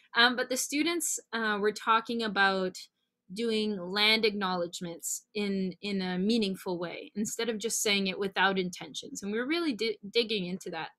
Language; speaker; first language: English; native; English